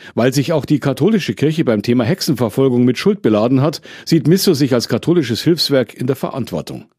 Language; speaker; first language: German; native; German